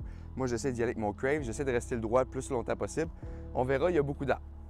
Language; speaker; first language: French; native; French